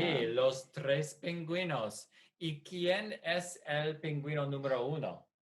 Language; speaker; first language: Spanish; non-native, fluent; English